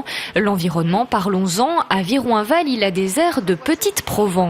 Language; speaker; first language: French; native; French